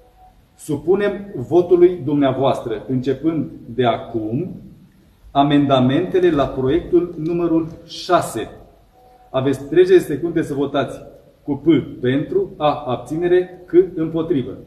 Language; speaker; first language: Romanian; native; Romanian